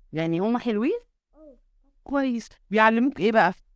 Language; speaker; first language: Arabic; native; Arabic